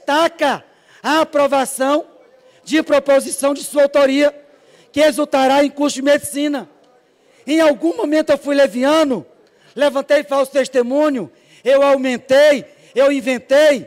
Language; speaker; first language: Portuguese; native; Portuguese